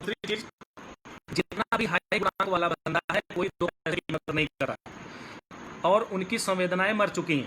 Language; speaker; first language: Hindi; native; Hindi